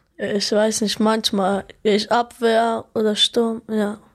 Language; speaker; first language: German; early bilingual, other home language; Arabic